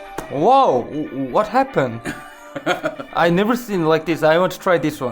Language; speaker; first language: English; non-native, learner; Korean